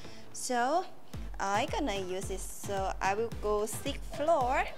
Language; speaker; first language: English; non-native, learner; Thai